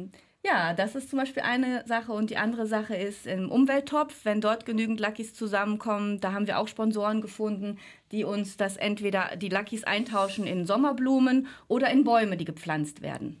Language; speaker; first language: German; native; German